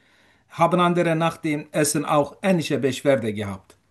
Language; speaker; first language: German; non-native, learner; Turkish